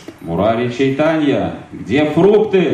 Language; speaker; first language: Russian; native; Russian